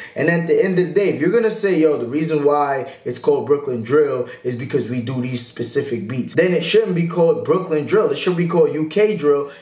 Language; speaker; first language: English; native; English